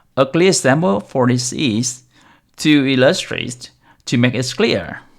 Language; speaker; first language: English; non-native, fluent; Vietnamese